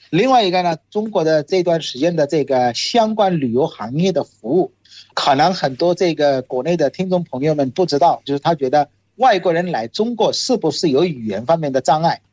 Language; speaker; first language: Chinese; non-native, fluent; Bangla